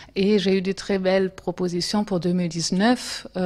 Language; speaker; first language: French; non-native, fluent; German